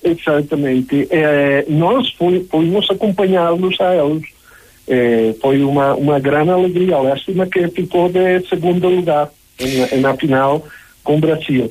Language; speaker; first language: Portuguese; non-native, learner; Spanish